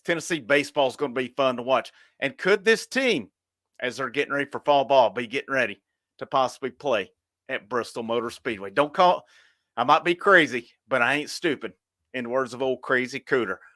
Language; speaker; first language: English; native; English